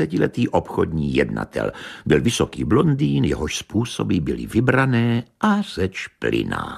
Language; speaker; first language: Czech; native; Czech